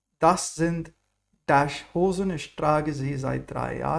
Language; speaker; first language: German; non-native, fluent; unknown